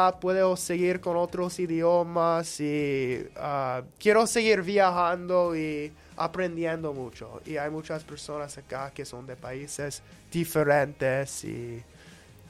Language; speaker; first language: Spanish; non-native, fluent; English